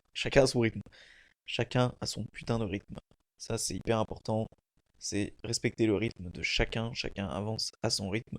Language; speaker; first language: French; native; French